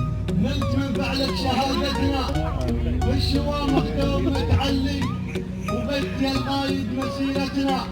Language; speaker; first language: Arabic; native; Arabic